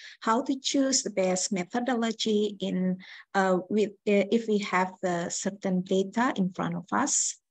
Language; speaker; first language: English; non-native, fluent; Indonesian